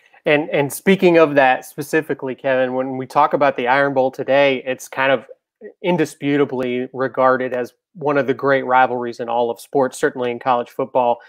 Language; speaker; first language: English; native; English